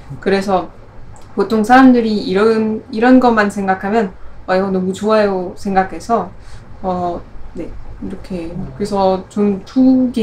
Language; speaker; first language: Korean; non-native, learner; French